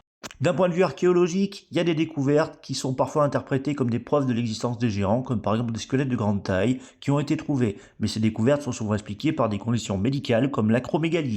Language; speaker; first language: French; native; French